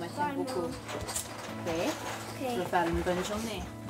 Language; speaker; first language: French; non-native, learner; English